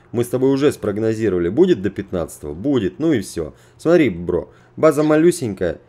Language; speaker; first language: Russian; native; Russian